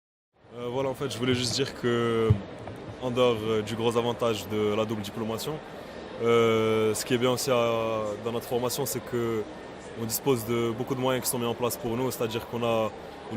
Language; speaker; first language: French; non-native, local second language; Arabic